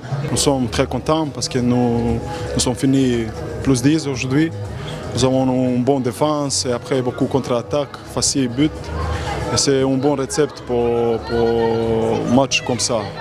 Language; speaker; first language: French; non-native, learner; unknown